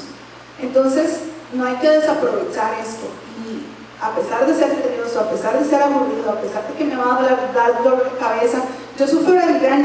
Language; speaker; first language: Spanish; native; Spanish